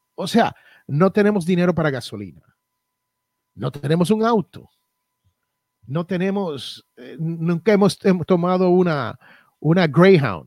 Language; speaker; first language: Spanish; native; Spanish